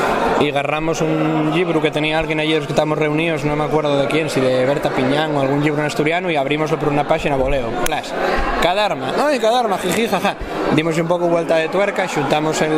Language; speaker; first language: Spanish; native; Spanish